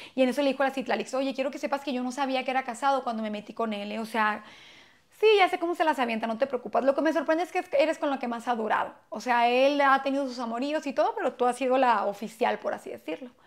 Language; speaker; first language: Spanish; native; Spanish